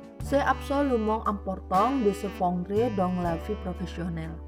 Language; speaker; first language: French; non-native, learner; Indonesian